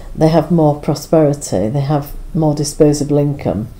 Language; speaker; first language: English; native; English